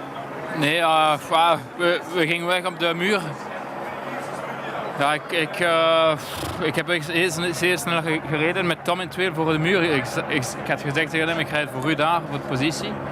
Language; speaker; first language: Dutch; non-native, local second language; French